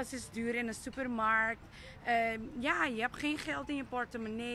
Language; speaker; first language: Dutch; non-native, local second language; Papiamento